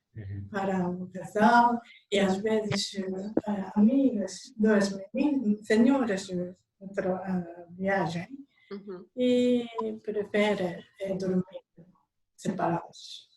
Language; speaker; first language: Portuguese; non-native, learner; Japanese